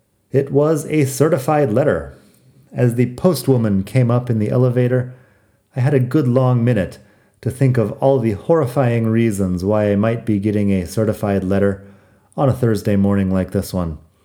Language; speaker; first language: English; native; English